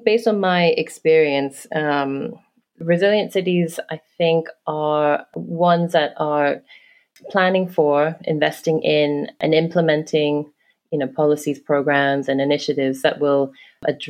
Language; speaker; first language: English; non-native, local second language; Cantonese